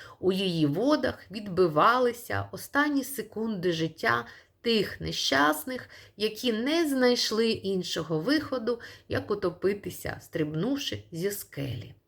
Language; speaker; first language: Ukrainian; non-native, local second language; Russian